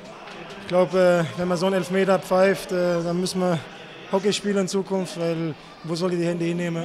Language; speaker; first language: German; native; German